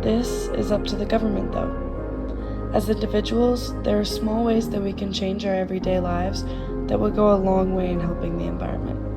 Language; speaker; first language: English; native; English